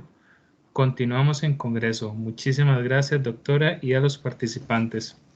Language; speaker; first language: Spanish; native; Spanish